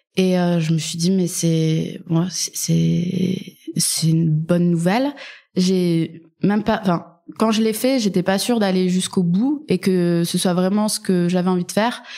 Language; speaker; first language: French; native; French